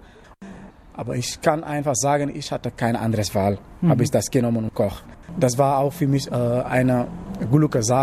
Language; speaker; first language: German; non-native, learner; Wolof